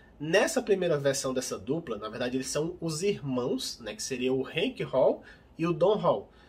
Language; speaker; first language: Portuguese; native; Portuguese